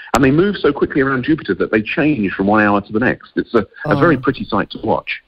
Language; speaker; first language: English; native; English